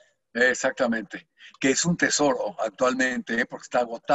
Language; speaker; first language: Spanish; native; Spanish